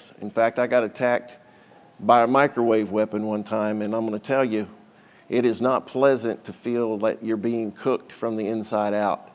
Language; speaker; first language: English; native; English